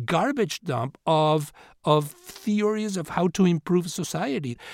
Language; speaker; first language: English; non-native, fluent; Spanish